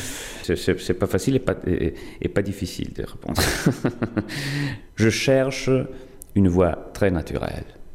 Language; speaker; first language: French; non-native, fluent; Italian